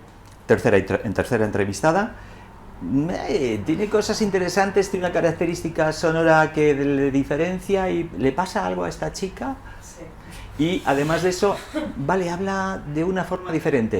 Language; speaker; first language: Spanish; native; Spanish